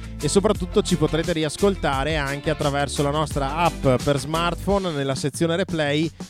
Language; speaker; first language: Italian; native; Italian